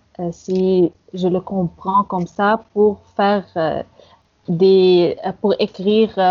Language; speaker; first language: French; non-native, fluent; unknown